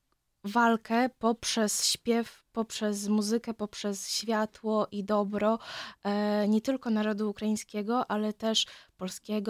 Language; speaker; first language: Polish; non-native, fluent; Ukrainian